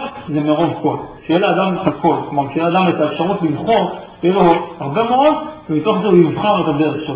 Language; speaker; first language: Hebrew; native; Hebrew